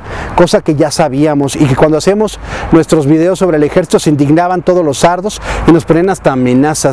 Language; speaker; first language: Spanish; native; Spanish